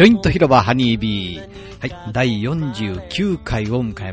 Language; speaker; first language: Japanese; native; Japanese